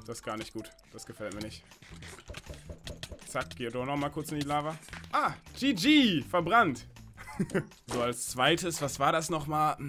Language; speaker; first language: German; native; German